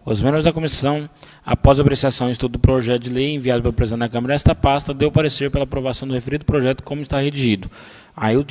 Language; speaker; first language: Portuguese; native; Portuguese